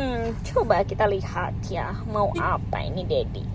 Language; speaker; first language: Indonesian; native; Indonesian